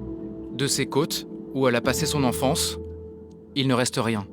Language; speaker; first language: French; native; French